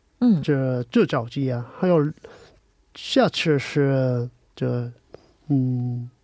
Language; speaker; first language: Chinese; non-native, learner; Korean